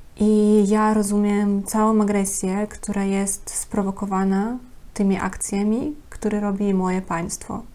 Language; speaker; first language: Polish; non-native, fluent; Russian